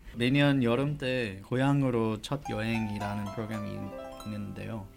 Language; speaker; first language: Korean; non-native, fluent; English